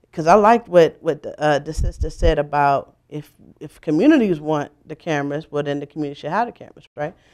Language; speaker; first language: English; native; English